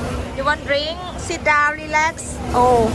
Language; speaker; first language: English; non-native, learner; Thai